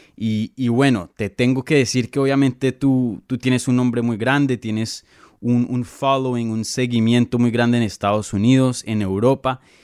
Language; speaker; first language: Spanish; native; Spanish